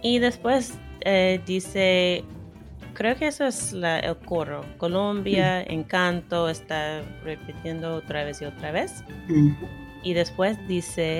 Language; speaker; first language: Spanish; non-native, fluent; English